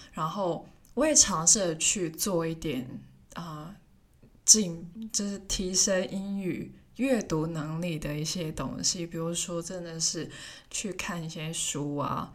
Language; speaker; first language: Chinese; non-native, local second language; Cantonese